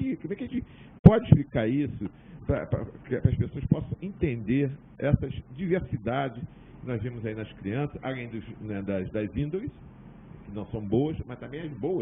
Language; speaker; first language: Portuguese; native; Portuguese